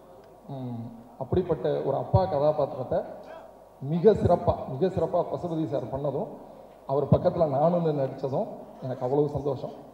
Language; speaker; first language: Tamil; native; Tamil